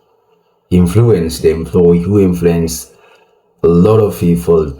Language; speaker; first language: English; non-native, learner; Indonesian